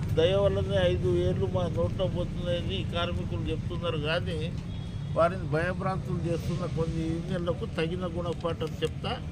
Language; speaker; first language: Telugu; non-native, local second language; Lambadi